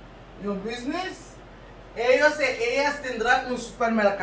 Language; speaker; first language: Spanish; non-native, learner; Haitian Creole